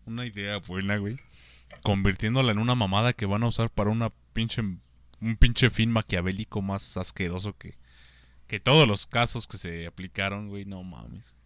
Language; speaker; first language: Spanish; native; Spanish